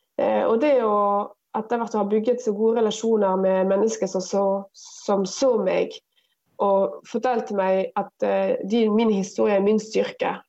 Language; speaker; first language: Norwegian; non-native, fluent; Arabic